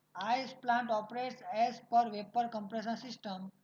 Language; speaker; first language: English; non-native, local second language; Gujarati